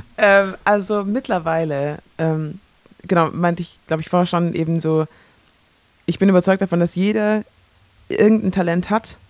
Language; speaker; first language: German; early bilingual, other home language; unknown